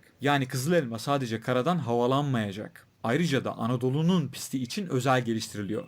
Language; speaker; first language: Turkish; native; Turkish